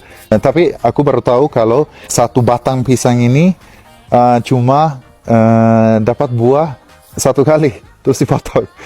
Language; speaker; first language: Indonesian; non-native, fluent; Swedish